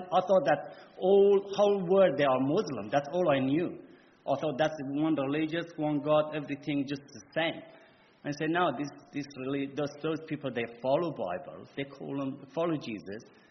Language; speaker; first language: English; non-native, fluent; Persian